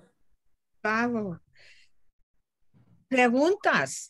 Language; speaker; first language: Spanish; non-native, learner; English